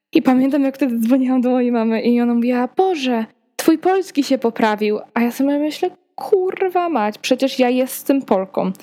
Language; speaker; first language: Polish; early bilingual, heritage; Polish